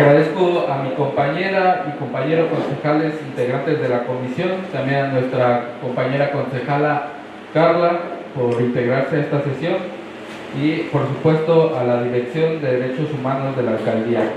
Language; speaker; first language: Spanish; native; Spanish